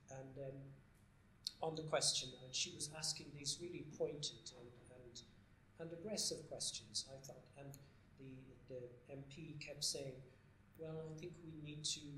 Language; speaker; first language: English; native; English